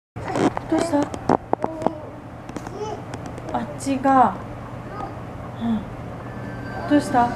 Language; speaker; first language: Japanese; native; Japanese